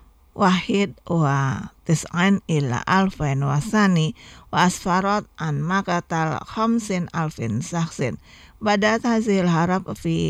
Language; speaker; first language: Arabic; non-native, fluent; Indonesian